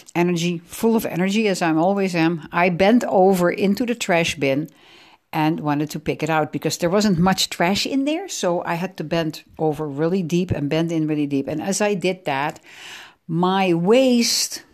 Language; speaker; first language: English; non-native, fluent; Dutch